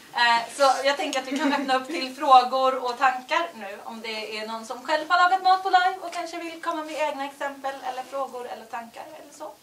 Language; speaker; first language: Swedish; native; Swedish